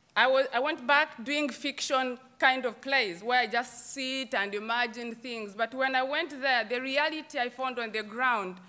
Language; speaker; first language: English; non-native, local second language; Kinyarwanda